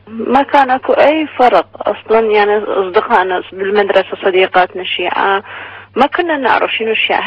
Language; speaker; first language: Arabic; non-native, local second language; Armenian